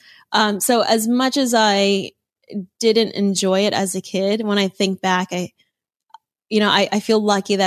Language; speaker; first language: English; native; English